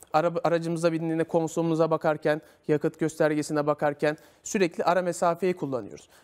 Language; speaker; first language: Turkish; native; Turkish